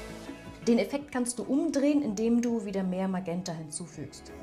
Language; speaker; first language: German; native; German